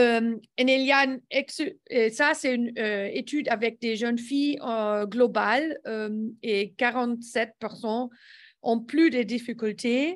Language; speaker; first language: French; non-native, learner; English